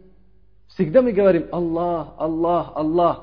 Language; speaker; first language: Russian; non-native, learner; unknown